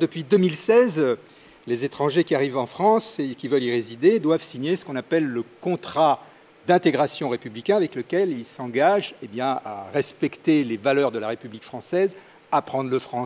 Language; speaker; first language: French; native; French